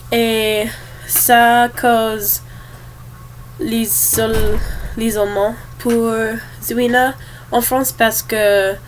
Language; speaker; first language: French; non-native, learner; English